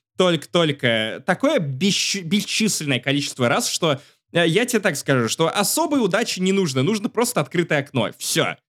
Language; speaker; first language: Russian; native; Russian